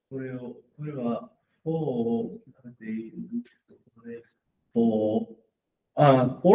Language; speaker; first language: Japanese; non-native, learner; Spanish